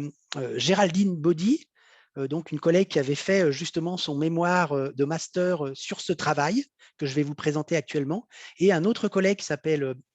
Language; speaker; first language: French; native; French